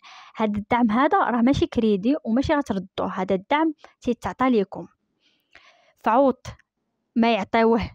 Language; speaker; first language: Arabic; native; Arabic